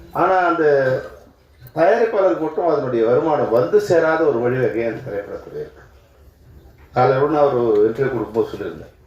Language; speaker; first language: Tamil; native; Tamil